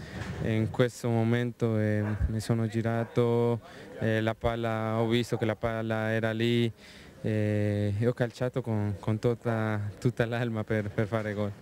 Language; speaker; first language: Italian; non-native, fluent; Spanish